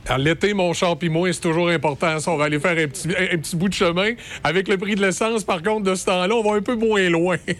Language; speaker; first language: French; native; French